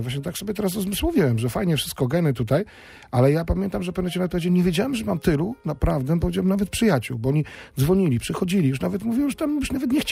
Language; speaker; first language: Polish; native; Polish